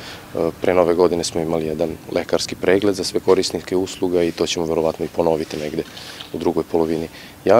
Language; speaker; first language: Serbian; native; Serbian